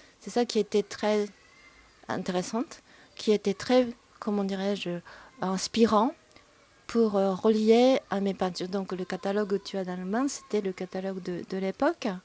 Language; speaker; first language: French; non-native, fluent; Japanese